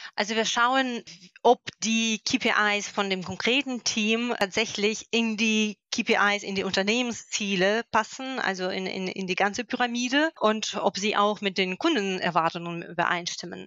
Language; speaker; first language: German; non-native, fluent; Russian